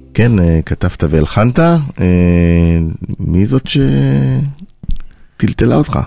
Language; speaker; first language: Hebrew; native; Hebrew